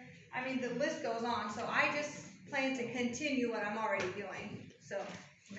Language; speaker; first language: English; native; English